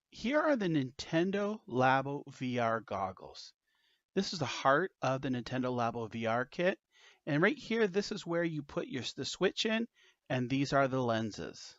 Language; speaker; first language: English; native; English